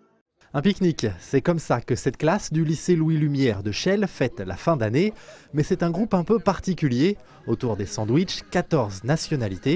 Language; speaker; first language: French; native; French